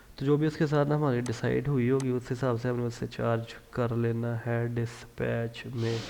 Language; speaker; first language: Urdu; non-native, local second language; Punjabi